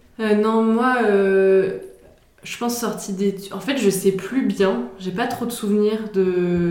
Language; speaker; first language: French; native; French